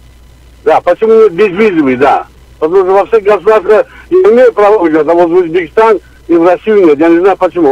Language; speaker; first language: Russian; non-native, local second language; Uzbek